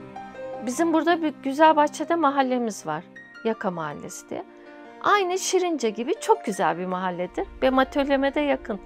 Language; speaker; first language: Turkish; native; Turkish